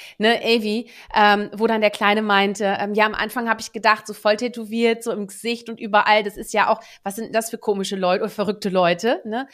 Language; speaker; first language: German; early bilingual, other home language; Dutch